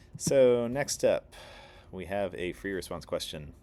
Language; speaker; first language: English; native; English